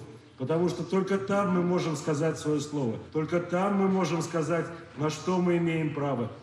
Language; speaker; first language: Russian; native; Russian